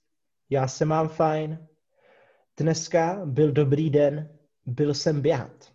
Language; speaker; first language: Czech; non-native, fluent; English